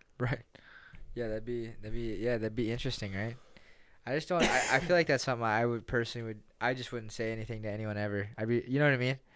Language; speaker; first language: English; native; English